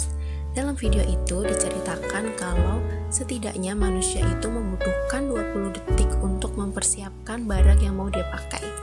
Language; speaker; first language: Indonesian; native; Indonesian